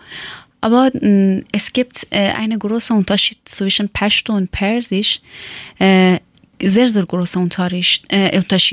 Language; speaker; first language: German; non-native, learner; Persian